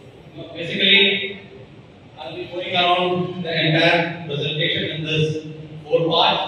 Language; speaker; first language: English; non-native, local second language; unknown